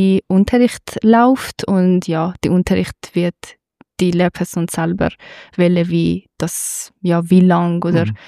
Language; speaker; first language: German; non-native, fluent; Persian